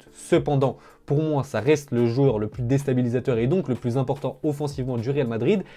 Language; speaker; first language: French; native; French